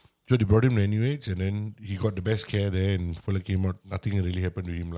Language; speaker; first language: English; non-native, local second language; Tamil